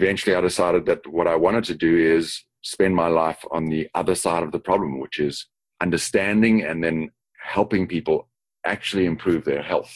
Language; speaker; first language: English; native; English